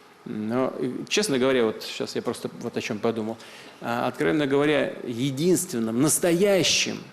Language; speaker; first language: Russian; native; Russian